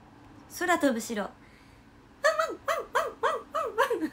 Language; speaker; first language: Japanese; native; Japanese